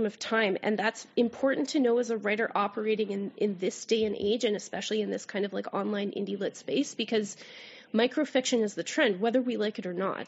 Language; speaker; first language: English; native; English